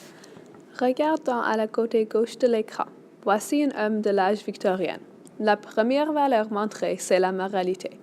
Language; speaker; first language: French; non-native, local second language; English